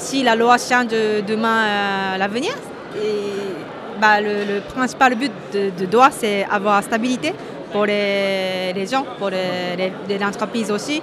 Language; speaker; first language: French; non-native, fluent; Japanese